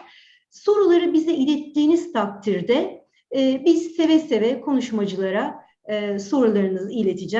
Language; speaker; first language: Turkish; native; Turkish